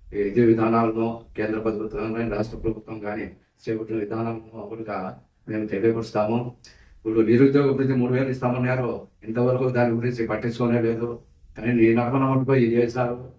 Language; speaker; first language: Telugu; native; Telugu